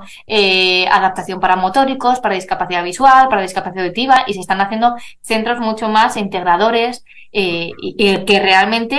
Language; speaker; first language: Spanish; native; Spanish